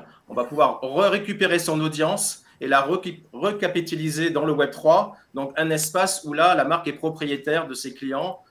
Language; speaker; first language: French; native; French